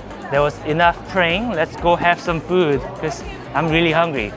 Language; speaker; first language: English; non-native, fluent; Korean